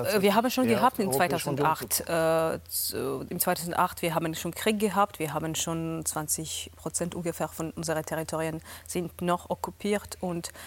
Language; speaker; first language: German; non-native, fluent; Georgian